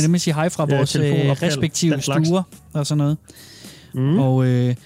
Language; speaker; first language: Danish; native; Danish